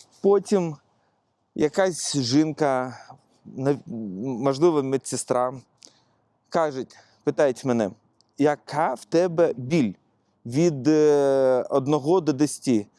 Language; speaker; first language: Ukrainian; non-native, local second language; Russian